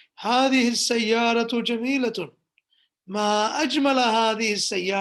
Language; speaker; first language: Arabic; non-native, fluent; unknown